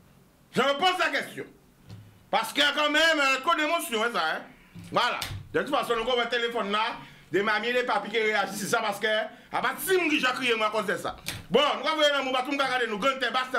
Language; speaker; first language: French; non-native, local second language; Guadeloupean Creole French